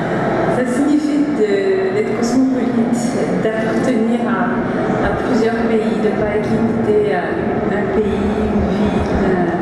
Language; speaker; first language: French; early bilingual, heritage; French